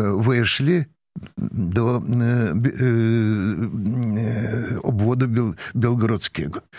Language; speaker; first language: Polish; non-native, fluent; Russian